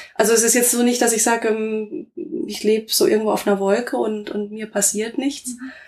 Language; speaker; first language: German; native; German